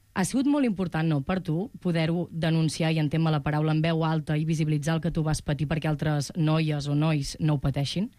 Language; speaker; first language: Catalan; native; Catalan